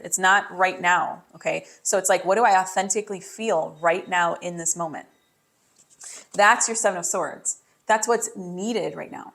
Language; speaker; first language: English; native; English